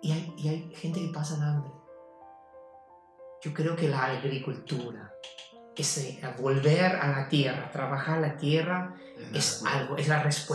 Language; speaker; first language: Spanish; non-native, fluent; Chinese